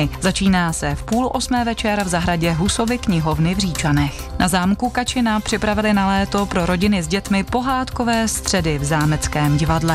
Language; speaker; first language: Czech; native; Czech